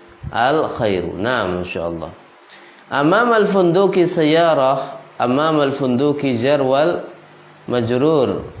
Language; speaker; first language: Arabic; non-native, fluent; Indonesian